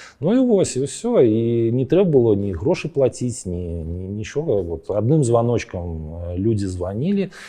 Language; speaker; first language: Belarusian; native; Belarusian